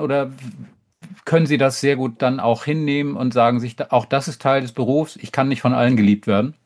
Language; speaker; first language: German; native; German